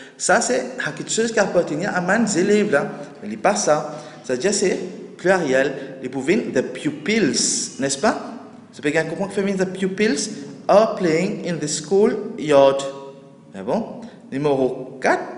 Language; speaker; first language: French; non-native, local second language; Morisyen